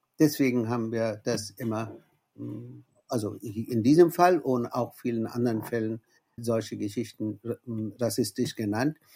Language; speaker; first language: German; non-native, fluent; Bangla